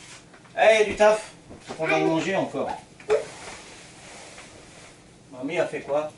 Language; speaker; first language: French; native; French